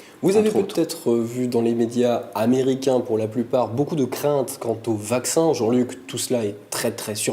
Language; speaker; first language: French; native; French